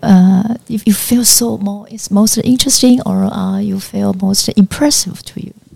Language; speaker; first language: English; non-native, learner; Chinese